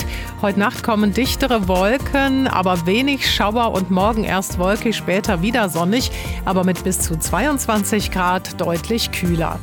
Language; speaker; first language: German; native; German